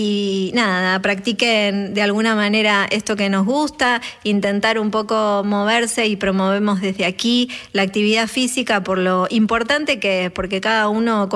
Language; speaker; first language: Spanish; native; Spanish